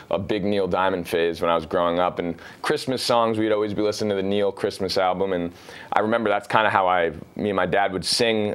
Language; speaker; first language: English; native; English